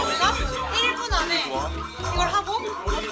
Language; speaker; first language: Korean; native; Korean